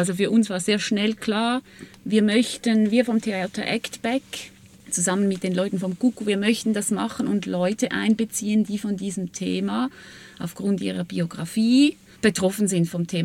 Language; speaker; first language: German; native; German